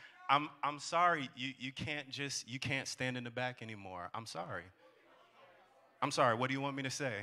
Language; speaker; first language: English; native; English